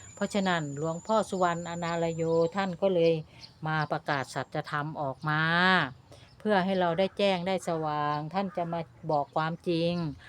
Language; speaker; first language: Thai; native; Thai